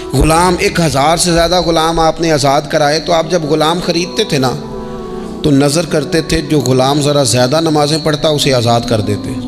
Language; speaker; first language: Urdu; non-native, local second language; Punjabi